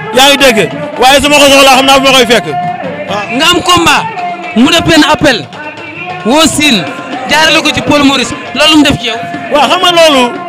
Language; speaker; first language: Wolof; non-native, local second language; Serer